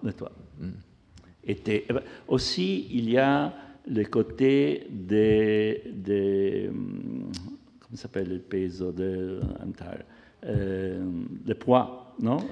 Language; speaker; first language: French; non-native, fluent; Italian